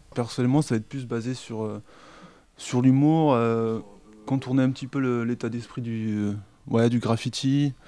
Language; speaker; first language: French; native; French